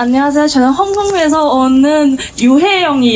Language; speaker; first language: Korean; non-native, fluent; Cantonese